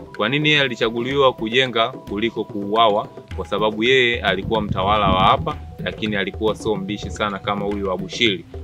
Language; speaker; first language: Swahili; native; Swahili